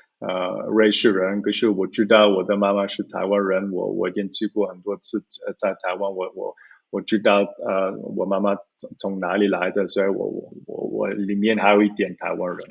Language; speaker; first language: Chinese; early bilingual, heritage; Chinese